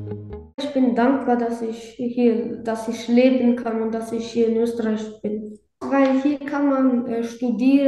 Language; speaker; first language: German; early bilingual, other home language; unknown